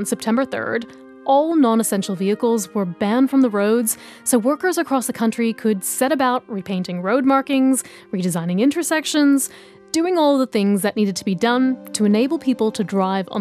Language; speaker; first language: English; native; English